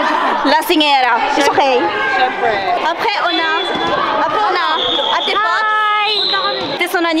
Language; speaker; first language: French; early bilingual, other home language; Filipino